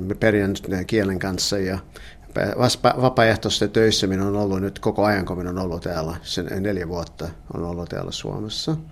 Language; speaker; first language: Finnish; early bilingual, heritage; English